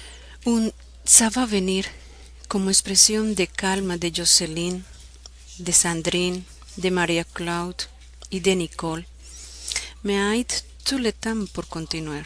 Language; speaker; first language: French; non-native, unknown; Spanish